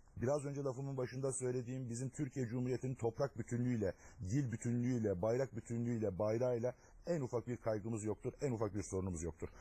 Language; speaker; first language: Turkish; non-native, local second language; Adyghe